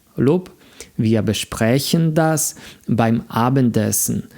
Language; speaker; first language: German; non-native, fluent; Polish